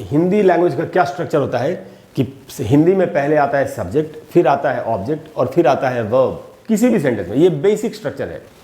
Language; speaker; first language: Hindi; native; Hindi